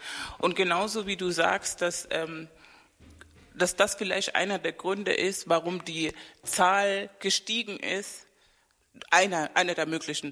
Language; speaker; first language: German; non-native, fluent; Spanish